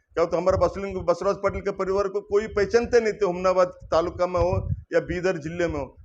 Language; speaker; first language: Hindi; non-native, local second language; Kannada